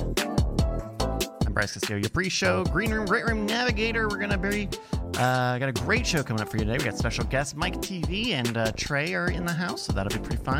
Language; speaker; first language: English; native; English